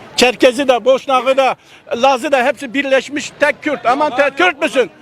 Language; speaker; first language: Turkish; non-native, local second language; Kurdish